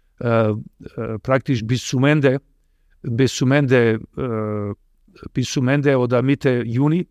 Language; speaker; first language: German; non-native, fluent; Serbian